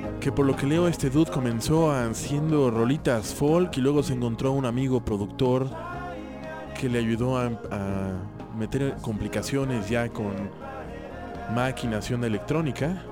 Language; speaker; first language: Spanish; native; Spanish